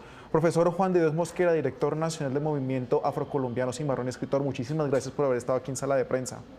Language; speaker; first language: Spanish; native; Spanish